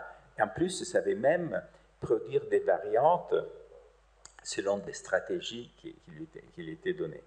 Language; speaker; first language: French; native; French